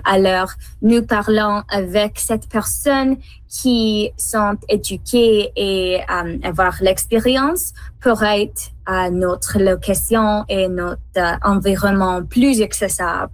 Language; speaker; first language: French; non-native, learner; English